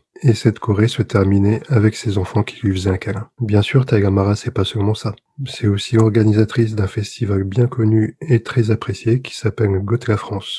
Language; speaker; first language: French; native; French